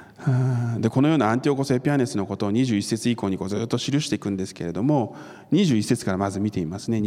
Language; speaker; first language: Japanese; non-native, fluent; Korean